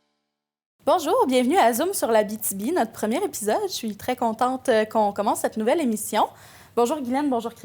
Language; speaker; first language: French; native; French